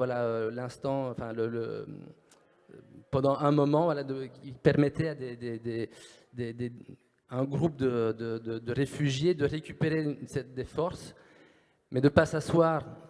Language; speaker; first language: French; native; French